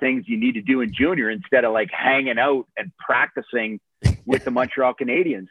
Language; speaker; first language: English; native; English